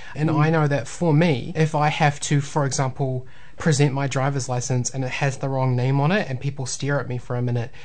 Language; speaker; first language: English; native; English